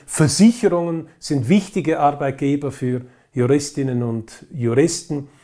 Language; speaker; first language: German; native; German